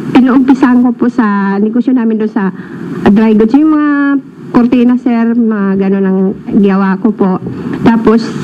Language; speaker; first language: Filipino; native; Filipino